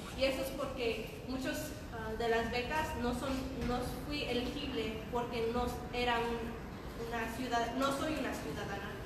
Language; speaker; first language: Spanish; early bilingual, heritage; Spanish